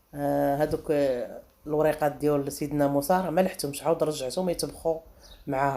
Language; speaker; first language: Arabic; native; Arabic